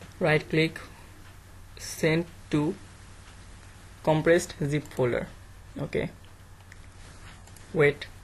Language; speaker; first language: English; non-native, learner; Bangla